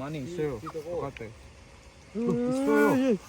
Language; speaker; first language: Korean; non-native, learner; Indonesian